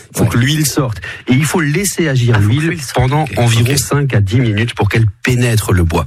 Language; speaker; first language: French; native; French